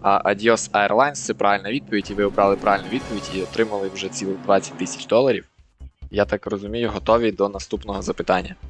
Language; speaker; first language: Ukrainian; native; Ukrainian